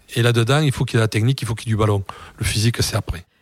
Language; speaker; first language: French; native; French